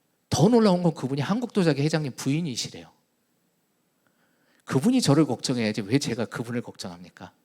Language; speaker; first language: Korean; native; Korean